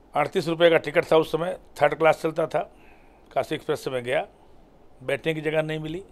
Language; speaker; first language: Hindi; native; Hindi